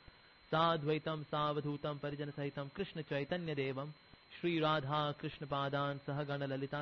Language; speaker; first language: Hindi; native; Hindi